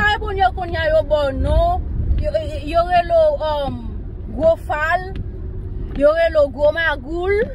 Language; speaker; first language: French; non-native, local second language; Haitian Creole